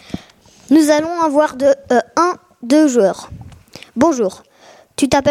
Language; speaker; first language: French; native; French